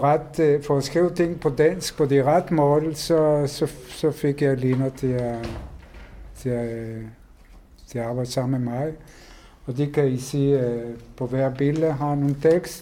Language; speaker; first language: Danish; non-native, fluent; Hebrew